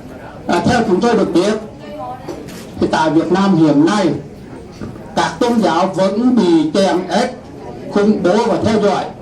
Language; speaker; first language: Vietnamese; native; Vietnamese